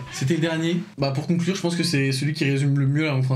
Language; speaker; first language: French; native; French